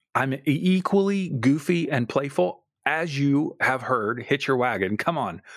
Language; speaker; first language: English; native; English